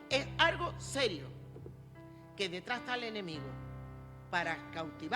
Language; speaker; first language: Spanish; native; Spanish